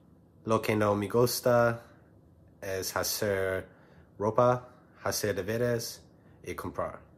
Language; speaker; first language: Spanish; non-native, learner; English